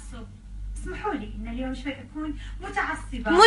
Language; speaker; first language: Arabic; native; Arabic